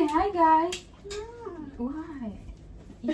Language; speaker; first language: English; non-native, learner; Indonesian